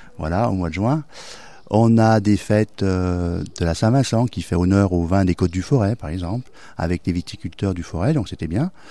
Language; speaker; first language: French; native; French